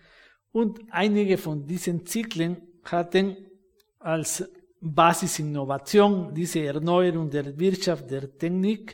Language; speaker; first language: German; non-native, fluent; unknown